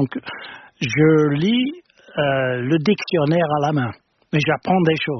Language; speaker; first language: French; non-native, fluent; English